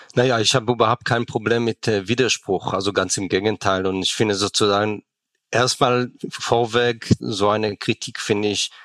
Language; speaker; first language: German; non-native, fluent; Hebrew